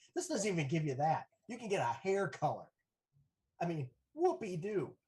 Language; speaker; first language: English; native; English